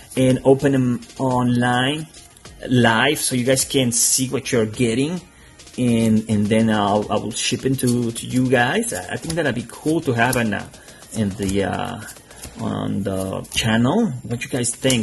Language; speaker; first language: English; non-native, fluent; Spanish